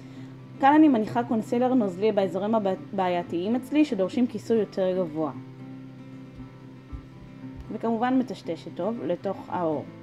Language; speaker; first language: Hebrew; native; Hebrew